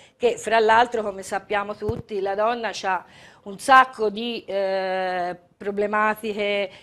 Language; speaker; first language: Italian; native; Italian